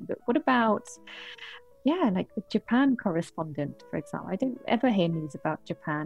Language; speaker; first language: English; native; English